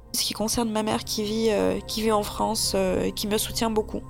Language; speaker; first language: French; early bilingual, other home language; Russian